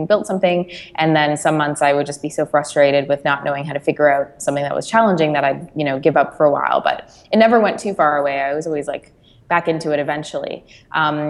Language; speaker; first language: English; native; English